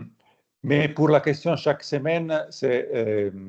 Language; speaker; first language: French; non-native, fluent; Italian